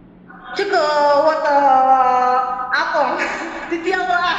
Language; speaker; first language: Chinese; non-native, learner; Indonesian